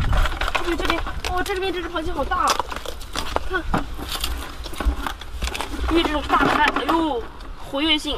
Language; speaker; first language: Chinese; native; Chinese